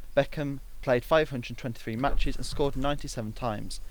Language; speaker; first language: English; native; English